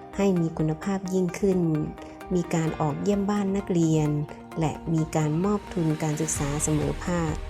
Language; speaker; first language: Thai; native; Thai